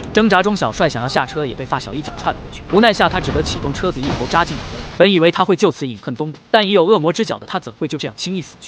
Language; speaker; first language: Chinese; native; Chinese